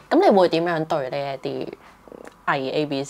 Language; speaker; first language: Chinese; native; Chinese